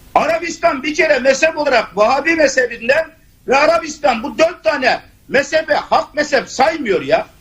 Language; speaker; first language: Turkish; native; Turkish